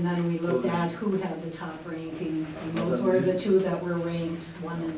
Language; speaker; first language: English; native; English